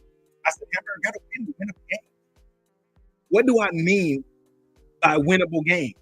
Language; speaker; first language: English; native; English